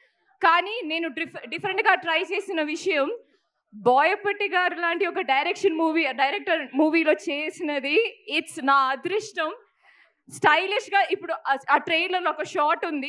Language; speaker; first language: Telugu; non-native, local second language; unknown